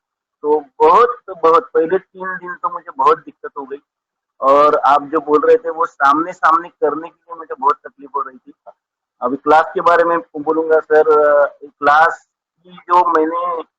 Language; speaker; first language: Hindi; non-native, local second language; Marathi